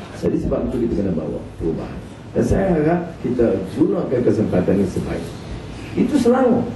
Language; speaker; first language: Malay; native; Malay